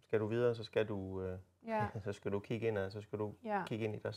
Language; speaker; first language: Danish; native; Danish